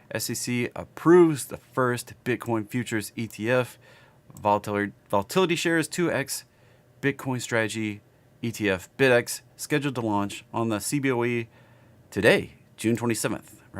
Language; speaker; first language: English; native; English